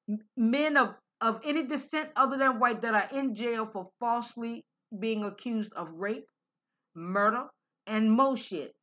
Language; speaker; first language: English; native; English